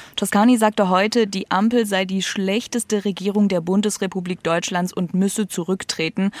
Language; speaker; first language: German; native; German